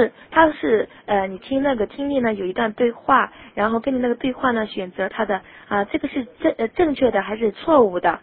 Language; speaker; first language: Chinese; native; Chinese